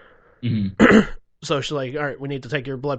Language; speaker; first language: English; native; English